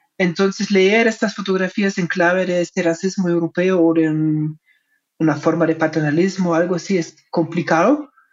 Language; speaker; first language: Spanish; non-native, fluent; German